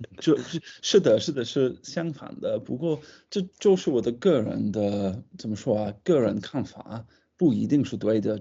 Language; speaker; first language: Chinese; non-native, fluent; English